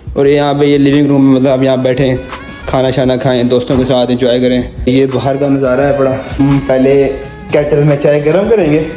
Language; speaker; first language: Urdu; native; Urdu